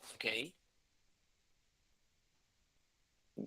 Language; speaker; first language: English; non-native, fluent; Spanish